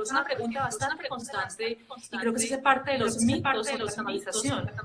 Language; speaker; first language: Spanish; native; Spanish